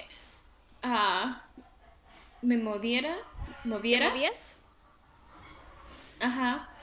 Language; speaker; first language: Spanish; early bilingual, heritage; Spanish